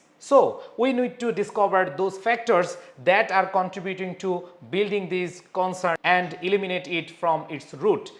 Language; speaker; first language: English; non-native, local second language; Bangla